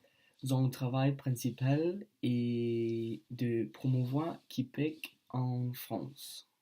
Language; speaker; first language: French; non-native, learner; Danish